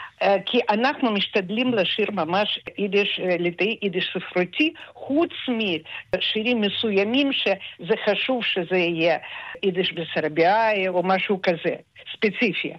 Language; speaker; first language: Hebrew; non-native, fluent; Russian